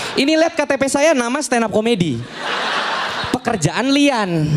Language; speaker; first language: Indonesian; native; Indonesian